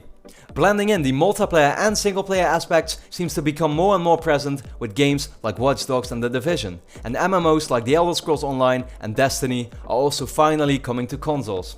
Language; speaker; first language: English; non-native, fluent; Dutch